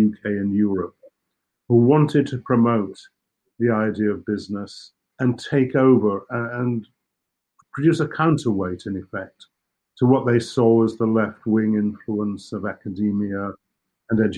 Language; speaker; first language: English; native; English